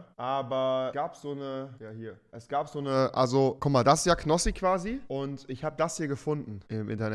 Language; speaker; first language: German; native; German